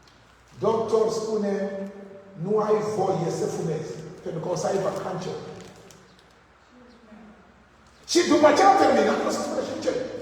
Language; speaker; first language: Romanian; non-native, learner; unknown